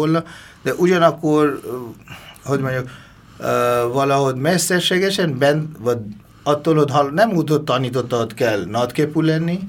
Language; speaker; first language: Hungarian; non-native, fluent; Bangla